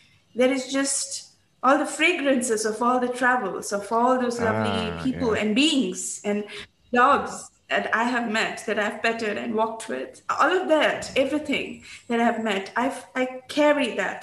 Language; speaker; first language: English; non-native, local second language; Bangla